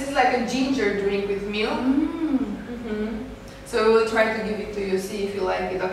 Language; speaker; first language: English; non-native, fluent; Romanian